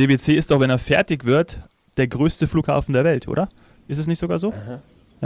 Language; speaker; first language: German; native; German